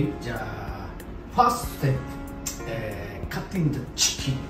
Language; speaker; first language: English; non-native, learner; Japanese